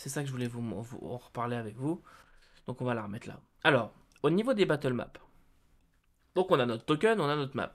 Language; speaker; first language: French; native; French